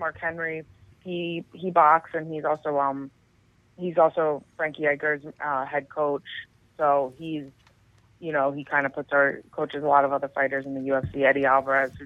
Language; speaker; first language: English; native; English